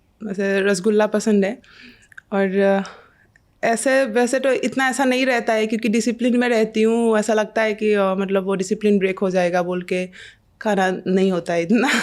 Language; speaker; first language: Hindi; non-native, local second language; Assamese